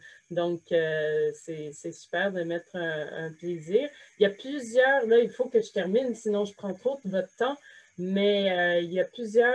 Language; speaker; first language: French; native; French